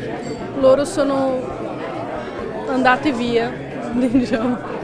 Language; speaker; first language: Italian; non-native, fluent; Portuguese